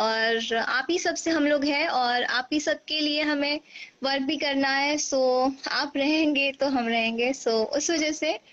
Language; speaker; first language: Hindi; native; Hindi